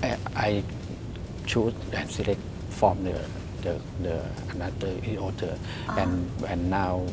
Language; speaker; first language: English; non-native, learner; Thai